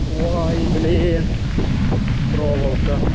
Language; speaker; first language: Ukrainian; native; Ukrainian